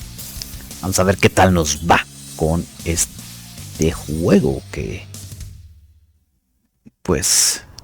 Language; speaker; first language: Spanish; native; Spanish